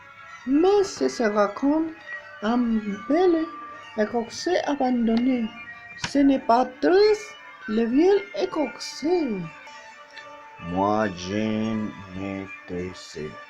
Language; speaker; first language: French; non-native, learner; Spanish